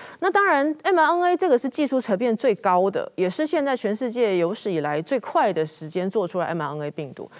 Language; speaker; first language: Chinese; native; Chinese